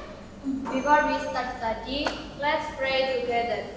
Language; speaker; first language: English; non-native, learner; Indonesian